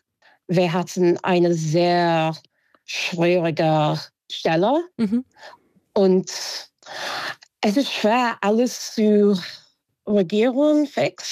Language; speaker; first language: German; non-native, fluent; English